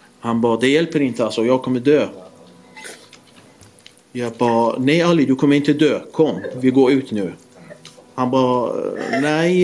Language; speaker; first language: Swedish; non-native, fluent; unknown